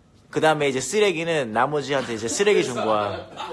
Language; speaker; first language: Korean; early bilingual, heritage; Korean